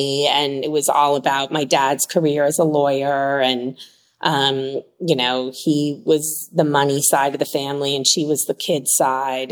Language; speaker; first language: English; native; English